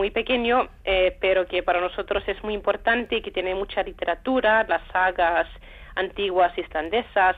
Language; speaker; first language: Spanish; non-native, fluent; Icelandic